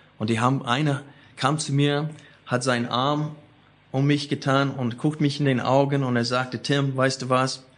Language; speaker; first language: German; non-native, fluent; English